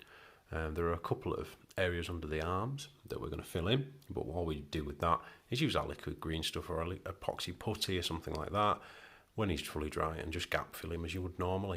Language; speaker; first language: English; native; English